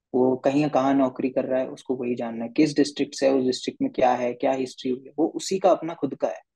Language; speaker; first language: Hindi; native; Hindi